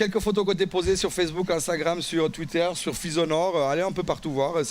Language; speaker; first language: French; native; French